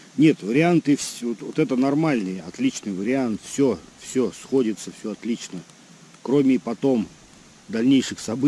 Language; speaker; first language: Russian; native; Russian